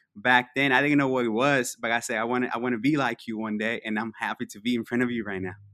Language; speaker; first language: English; early bilingual, other home language; Spanish